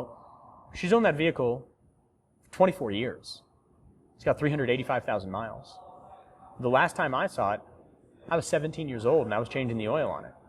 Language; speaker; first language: English; native; English